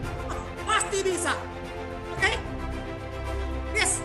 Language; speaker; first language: Indonesian; native; Indonesian